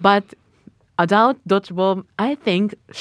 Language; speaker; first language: English; non-native, learner; Japanese